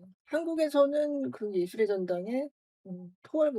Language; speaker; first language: Korean; native; Korean